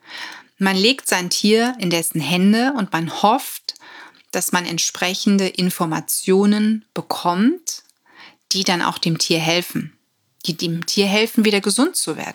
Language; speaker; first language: German; native; German